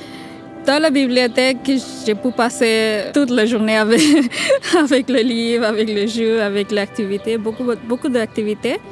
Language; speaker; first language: French; non-native, learner; Bangla